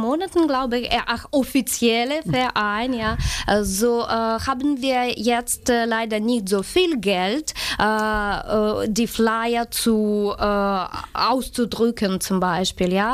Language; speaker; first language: German; non-native, fluent; Ukrainian